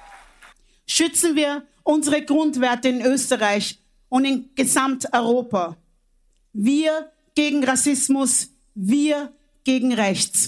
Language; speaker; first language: German; early bilingual, other home language; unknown